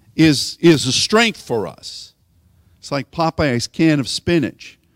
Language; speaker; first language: English; native; English